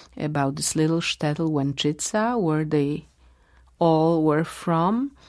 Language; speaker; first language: English; non-native, fluent; Polish